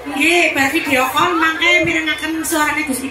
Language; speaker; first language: Indonesian; non-native, local second language; Javanese